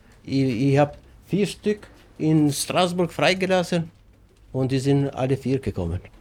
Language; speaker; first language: German; non-native, learner; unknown